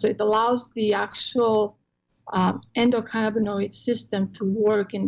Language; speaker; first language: English; non-native, fluent; Croatian